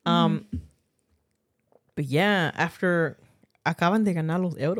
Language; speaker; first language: Spanish; early bilingual, heritage; Spanish